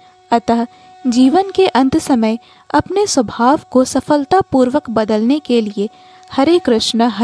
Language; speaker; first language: Hindi; native; Hindi